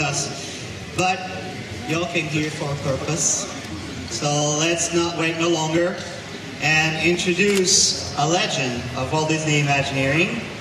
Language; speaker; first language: English; non-native, fluent; French